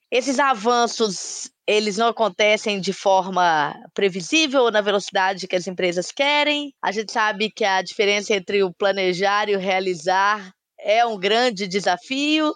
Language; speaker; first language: Portuguese; native; Portuguese